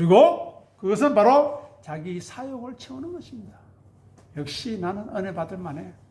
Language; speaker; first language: Korean; native; Korean